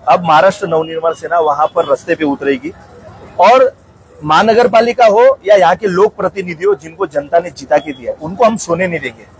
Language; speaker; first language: Hindi; non-native, local second language; Marathi